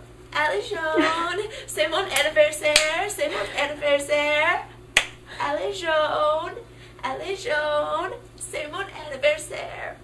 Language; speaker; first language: French; non-native, learner; English